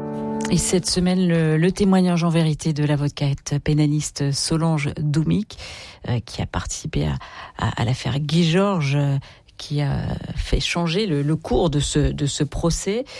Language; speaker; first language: French; native; French